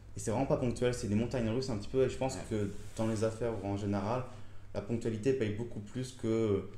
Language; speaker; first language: French; native; French